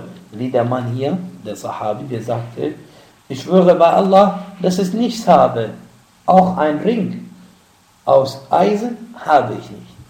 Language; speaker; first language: German; non-native, fluent; Arabic